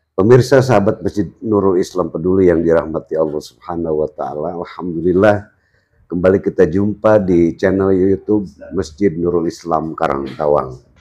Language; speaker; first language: Indonesian; native; Indonesian